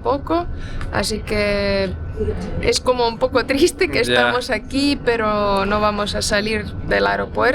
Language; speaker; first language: Spanish; non-native, fluent; Portuguese